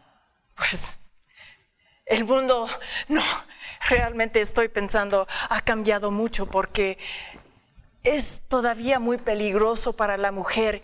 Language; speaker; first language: Spanish; early bilingual, heritage; English